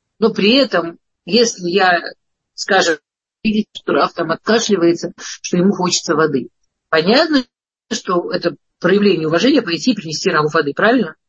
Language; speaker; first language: Russian; early bilingual, heritage; Russian